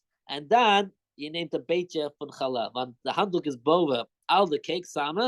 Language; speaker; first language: Dutch; non-native, fluent; English